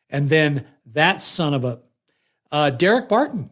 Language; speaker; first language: English; native; English